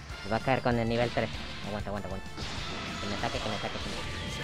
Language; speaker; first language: Spanish; early bilingual, heritage; Spanish